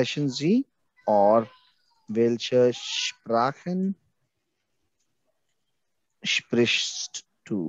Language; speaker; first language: German; non-native, fluent; Hindi